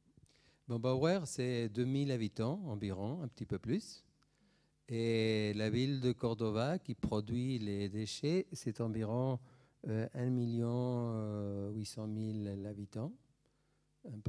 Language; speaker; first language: French; non-native, fluent; Spanish